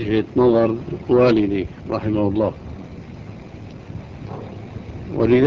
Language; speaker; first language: Arabic; native; Arabic